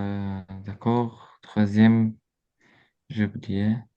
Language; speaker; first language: French; non-native, learner; Azerbaijani